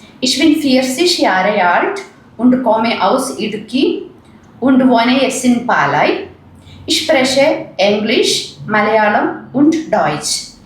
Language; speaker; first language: German; non-native, fluent; Malayalam